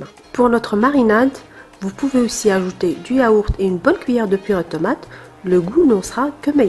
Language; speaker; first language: French; non-native, local second language; Arabic